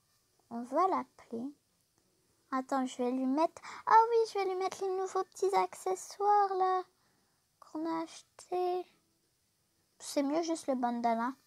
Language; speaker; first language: French; native; French